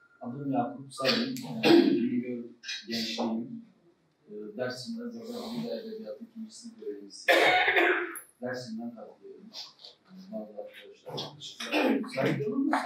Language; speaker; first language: Turkish; non-native, local second language; Zaza